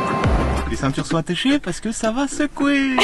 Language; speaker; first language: French; native; French